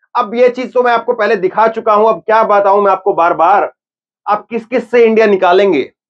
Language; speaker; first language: Hindi; native; Hindi